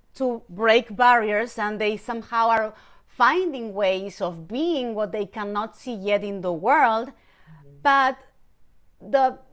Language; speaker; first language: English; non-native, fluent; Spanish